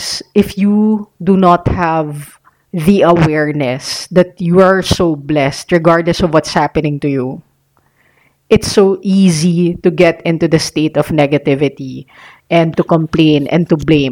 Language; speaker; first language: English; non-native, local second language; Filipino